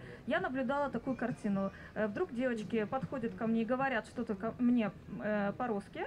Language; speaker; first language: Russian; non-native, fluent; Estonian